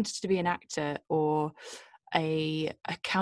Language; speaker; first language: English; native; English